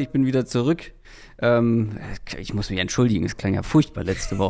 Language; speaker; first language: German; native; German